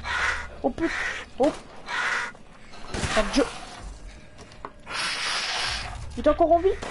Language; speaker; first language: French; native; French